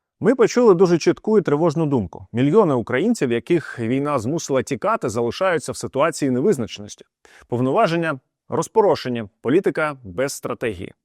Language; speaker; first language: Ukrainian; native; Ukrainian